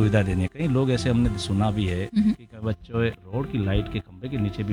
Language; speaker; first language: Hindi; native; Hindi